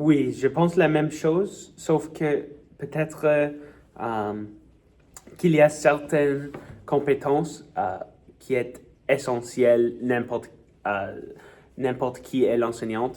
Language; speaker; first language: French; non-native, learner; English